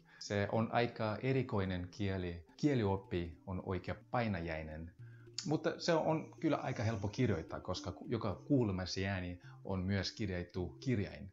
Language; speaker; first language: Finnish; non-native, fluent; Russian